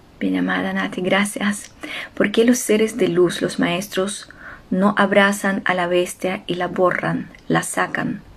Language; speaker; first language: Spanish; non-native, fluent; Ukrainian